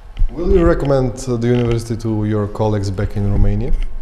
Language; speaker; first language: English; non-native, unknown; Macedonian